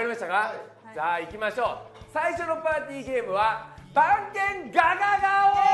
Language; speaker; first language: Japanese; native; Japanese